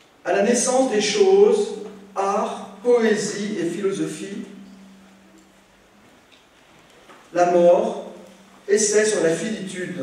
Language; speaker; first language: French; native; French